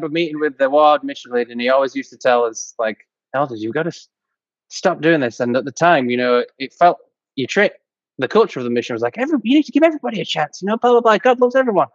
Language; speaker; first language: English; native; English